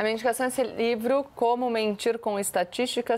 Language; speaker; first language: Portuguese; native; Portuguese